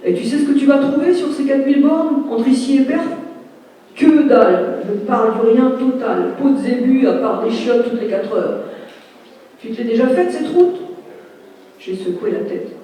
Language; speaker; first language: French; native; French